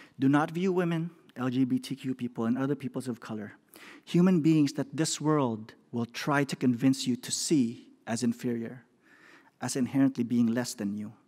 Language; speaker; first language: English; non-native, local second language; Filipino